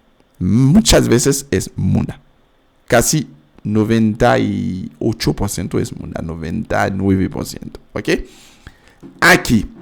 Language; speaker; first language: Spanish; non-native, fluent; French